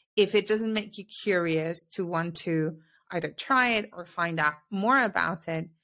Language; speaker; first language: English; non-native, fluent; Spanish